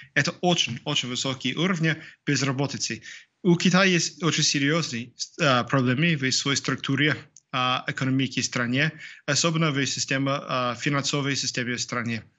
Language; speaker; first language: Russian; non-native, fluent; English